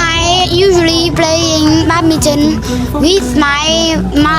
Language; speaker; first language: English; non-native, learner; Vietnamese